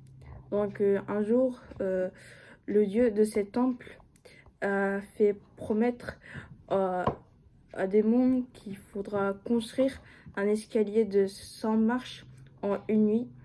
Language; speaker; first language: French; non-native, fluent; Japanese